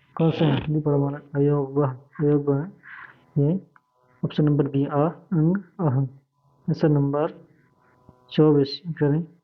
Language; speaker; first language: Hindi; native; Hindi